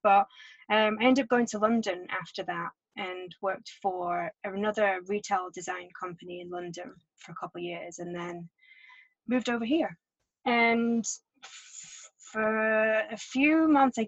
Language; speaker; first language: English; native; English